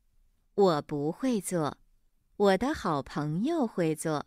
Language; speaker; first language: Chinese; non-native, learner; Vietnamese